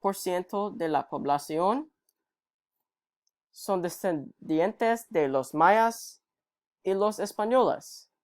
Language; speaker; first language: Spanish; non-native, learner; English